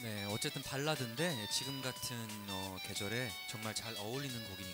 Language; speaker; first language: Korean; native; Korean